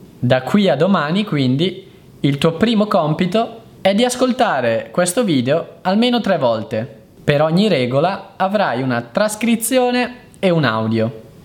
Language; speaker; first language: Italian; native; Italian